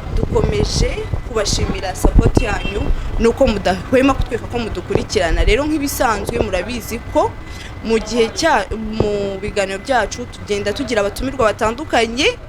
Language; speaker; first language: Kinyarwanda; native; Kinyarwanda